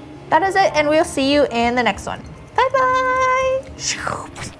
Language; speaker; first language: English; early bilingual, other home language; Korean